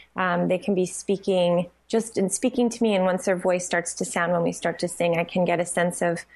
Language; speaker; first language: English; native; English